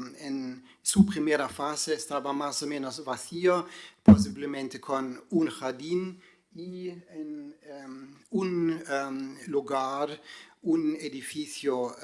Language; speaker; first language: Spanish; non-native, fluent; German